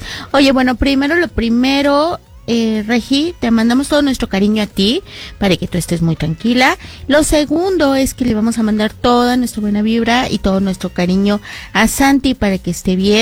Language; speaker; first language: Spanish; native; Spanish